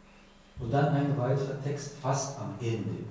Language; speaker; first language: German; non-native, learner; Persian